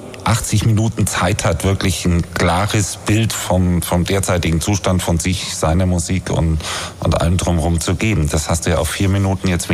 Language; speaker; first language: German; native; German